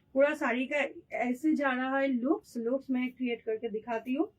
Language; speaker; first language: Hindi; non-native, local second language; Bangla